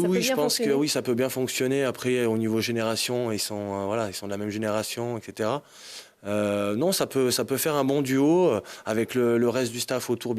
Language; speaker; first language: French; native; French